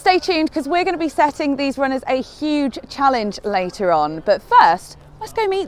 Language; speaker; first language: English; native; English